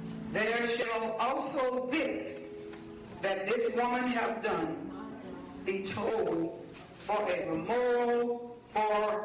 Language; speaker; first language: English; native; English